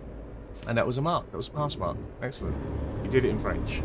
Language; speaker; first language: English; native; English